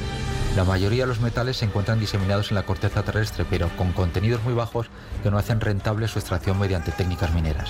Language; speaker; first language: Spanish; native; Spanish